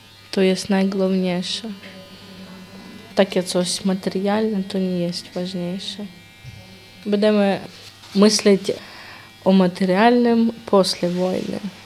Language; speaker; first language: Polish; non-native, learner; Ukrainian